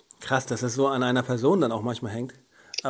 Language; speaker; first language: German; native; German